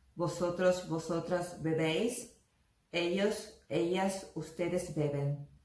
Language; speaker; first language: Spanish; native; Spanish